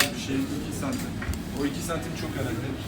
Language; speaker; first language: Turkish; non-native, learner; French